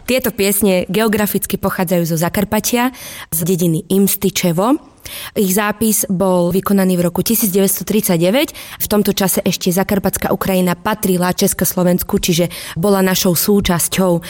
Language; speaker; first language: Slovak; native; Slovak